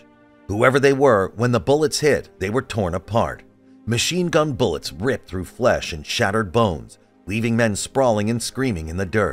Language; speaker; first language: English; native; English